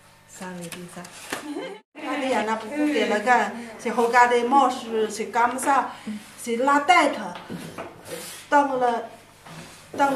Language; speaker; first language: French; non-native, learner; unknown